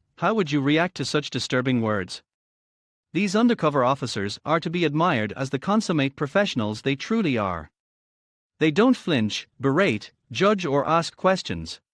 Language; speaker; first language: English; native; English